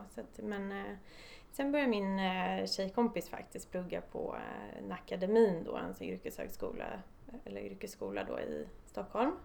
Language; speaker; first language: Swedish; early bilingual, other home language; Polish